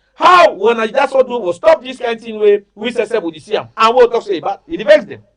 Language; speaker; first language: Nigerian Pidgin; native; Nigerian Pidgin